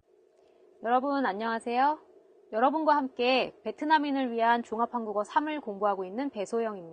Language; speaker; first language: Korean; native; Korean